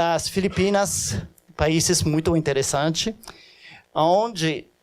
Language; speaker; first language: Portuguese; non-native, fluent; French